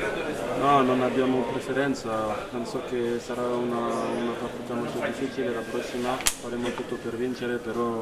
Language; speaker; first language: Italian; non-native, fluent; French